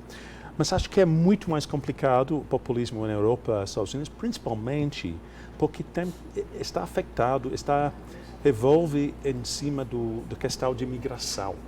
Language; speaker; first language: Portuguese; non-native, fluent; English